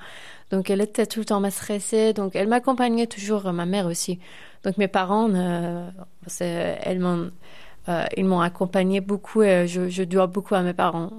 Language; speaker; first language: French; non-native, fluent; Persian